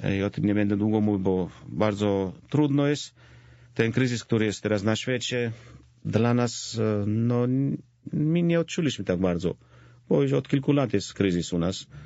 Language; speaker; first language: Polish; non-native, fluent; Georgian